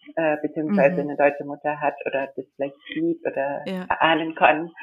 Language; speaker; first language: German; early bilingual, heritage; German